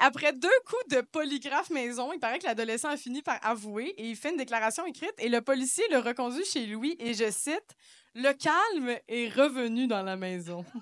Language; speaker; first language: French; native; French